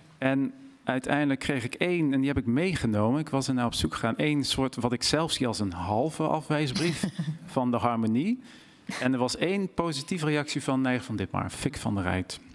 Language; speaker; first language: Dutch; native; Dutch